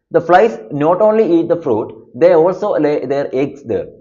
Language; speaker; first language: English; non-native, local second language; Malayalam